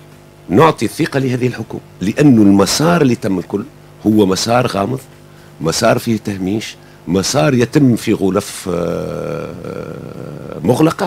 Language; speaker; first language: Arabic; native; Arabic